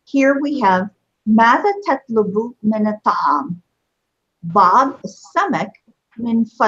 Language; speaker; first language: Arabic; non-native, fluent; English